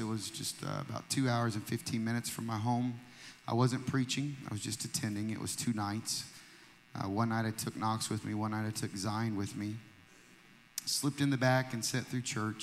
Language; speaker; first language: English; native; English